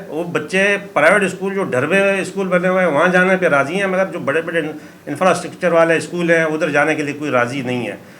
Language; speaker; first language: Urdu; native; Urdu